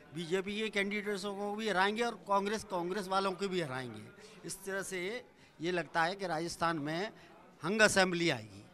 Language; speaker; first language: Hindi; native; Hindi